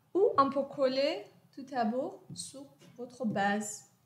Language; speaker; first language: French; non-native, fluent; Persian